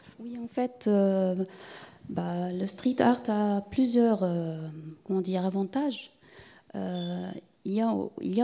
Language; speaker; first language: French; non-native, fluent; Arabic